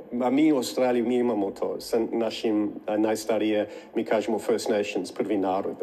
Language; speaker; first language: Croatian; early bilingual, heritage; Croatian